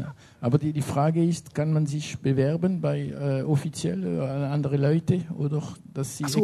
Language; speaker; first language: German; non-native, learner; French